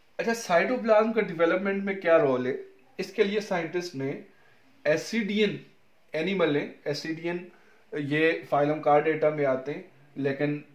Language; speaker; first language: Urdu; non-native, local second language; Punjabi